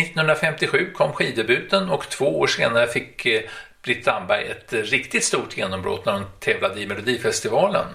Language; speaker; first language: Swedish; native; Swedish